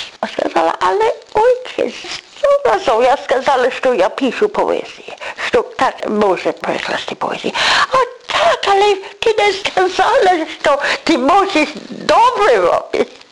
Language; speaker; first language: Ukrainian; early bilingual, heritage; English